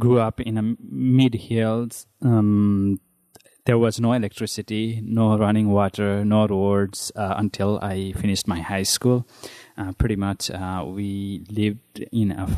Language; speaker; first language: English; non-native, fluent; Nepali